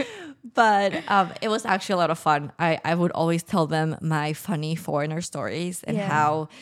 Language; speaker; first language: English; non-native, fluent; Spanish